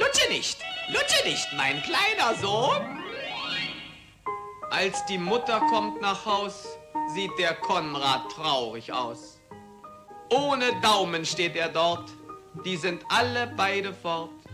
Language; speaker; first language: German; native; German